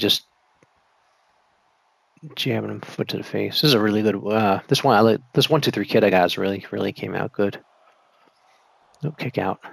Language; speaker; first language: English; native; English